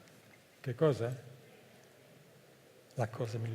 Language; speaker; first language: Italian; non-native, fluent; English